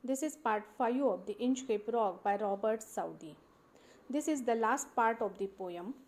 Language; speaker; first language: English; non-native, local second language; Marathi